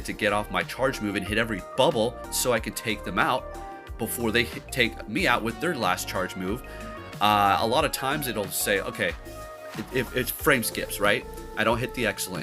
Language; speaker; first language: English; native; English